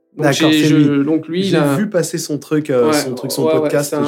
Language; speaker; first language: French; native; French